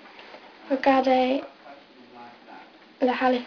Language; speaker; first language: French; non-native, learner; English